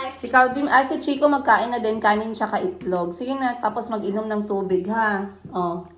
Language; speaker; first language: Filipino; non-native, local second language; Cebuano